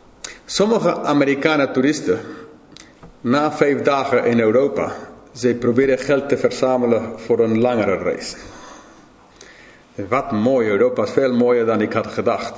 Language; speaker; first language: Dutch; non-native, fluent; English